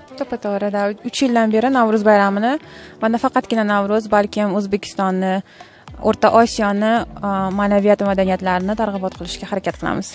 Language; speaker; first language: Uzbek; native; Uzbek